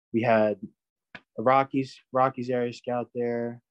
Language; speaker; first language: English; native; English